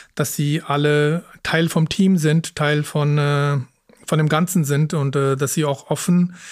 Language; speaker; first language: German; early bilingual, other home language; Punjabi